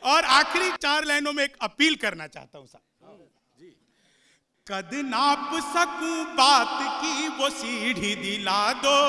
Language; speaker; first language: Hindi; native; Hindi